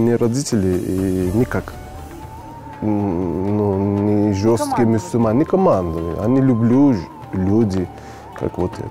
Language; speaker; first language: Russian; non-native, learner; Turkish